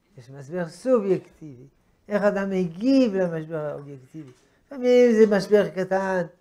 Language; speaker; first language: Hebrew; non-native, fluent; French